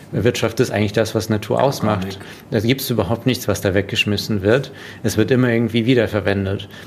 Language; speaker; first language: German; non-native, fluent; Russian